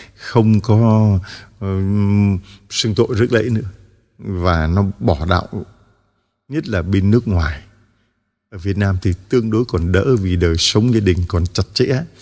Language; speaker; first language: Vietnamese; native; Vietnamese